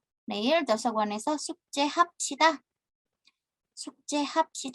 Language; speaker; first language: Korean; non-native, fluent; Indonesian